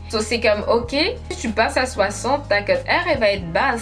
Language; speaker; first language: French; native; French